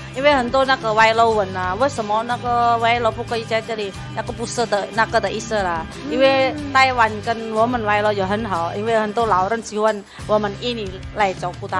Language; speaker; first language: Chinese; non-native, learner; Indonesian